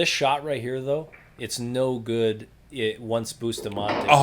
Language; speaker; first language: English; native; English